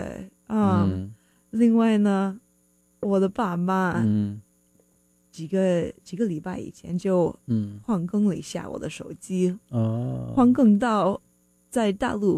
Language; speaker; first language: Chinese; non-native, learner; English